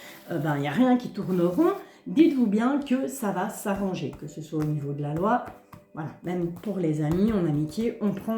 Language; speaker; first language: French; native; French